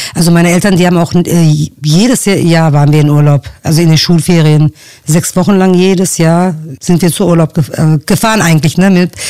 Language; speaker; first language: German; early bilingual, other home language; Turkish